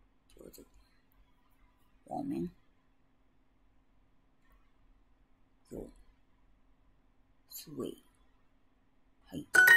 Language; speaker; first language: Cantonese; non-native, learner; Japanese